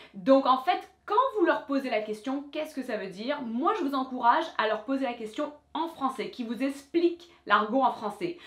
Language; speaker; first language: French; non-native, fluent; English